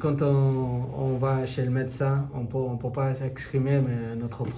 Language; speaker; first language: French; non-native, learner; Bangla